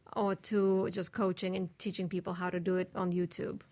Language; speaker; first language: English; non-native, fluent; Russian